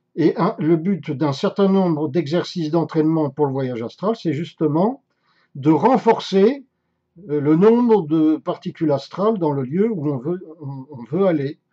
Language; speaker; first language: French; native; French